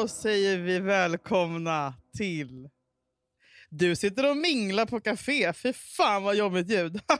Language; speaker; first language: Swedish; native; Swedish